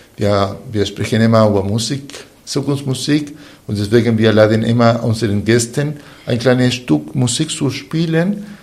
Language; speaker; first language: German; non-native, fluent; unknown